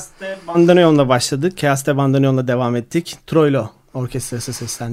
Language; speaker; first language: Turkish; native; Turkish